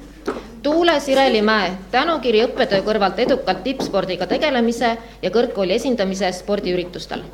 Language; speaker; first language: Estonian; native; Estonian